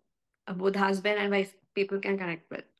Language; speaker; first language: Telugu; non-native, learner; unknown